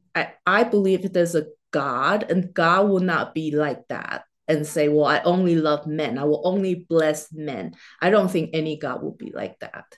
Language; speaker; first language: English; non-native, fluent; Chinese